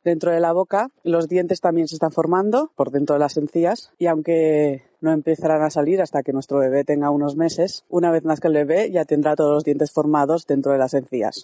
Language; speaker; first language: Spanish; native; Spanish